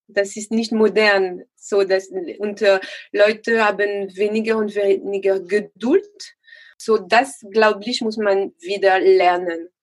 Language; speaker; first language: German; non-native, learner; French